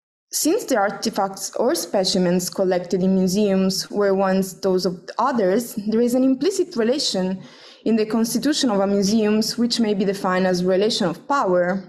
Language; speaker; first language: English; non-native, fluent; Italian